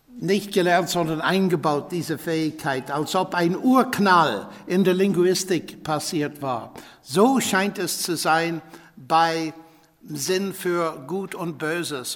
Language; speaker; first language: German; non-native, fluent; English